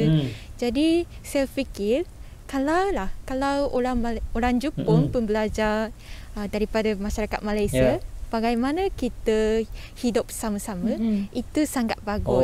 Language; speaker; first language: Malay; non-native, fluent; Japanese